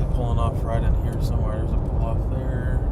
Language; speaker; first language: English; native; English